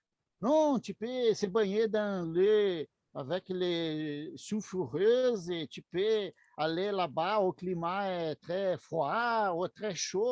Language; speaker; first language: French; non-native, learner; Portuguese